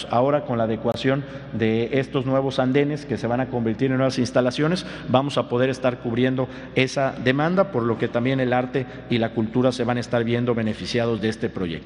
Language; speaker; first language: Spanish; native; Spanish